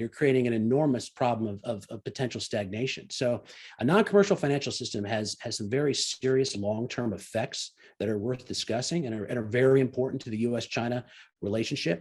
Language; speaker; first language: English; native; English